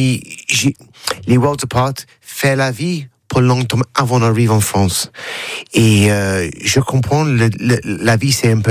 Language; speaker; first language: French; non-native, learner; English